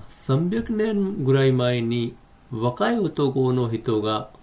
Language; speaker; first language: Japanese; non-native, fluent; Hindi